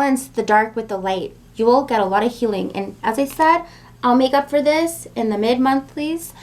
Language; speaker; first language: English; native; English